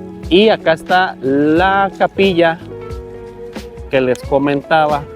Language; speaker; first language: Spanish; native; Spanish